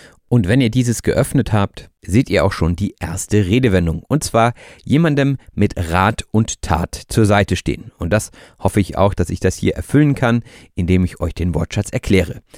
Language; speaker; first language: German; native; German